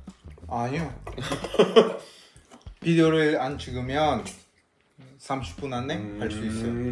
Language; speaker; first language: Korean; non-native, fluent; Russian